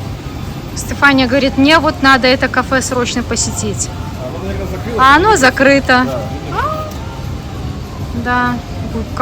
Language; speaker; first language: Russian; native; Russian